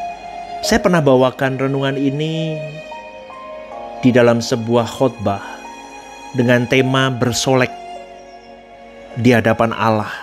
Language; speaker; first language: Indonesian; native; Indonesian